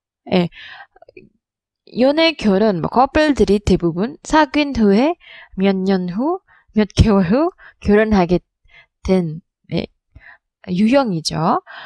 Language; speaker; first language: Korean; non-native, learner; Indonesian